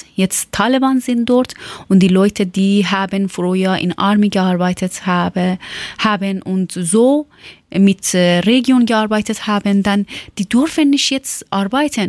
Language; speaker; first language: German; non-native, learner; Persian